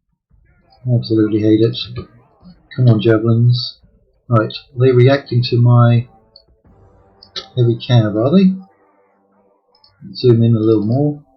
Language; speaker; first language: English; native; English